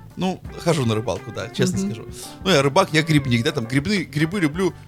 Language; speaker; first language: Russian; native; Russian